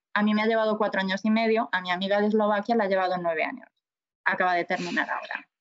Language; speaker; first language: Spanish; native; Spanish